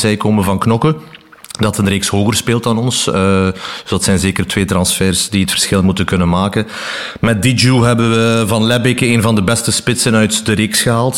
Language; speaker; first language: Dutch; native; Dutch